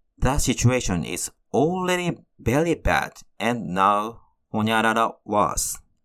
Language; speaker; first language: English; non-native, fluent; Japanese